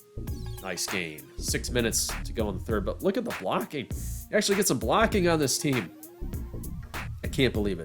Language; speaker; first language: English; native; English